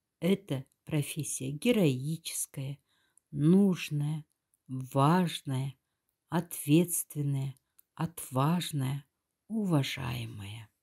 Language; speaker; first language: Russian; non-native, local second language; Kazakh